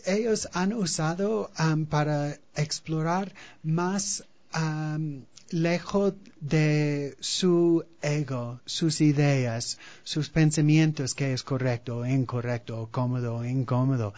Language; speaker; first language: Spanish; non-native, fluent; English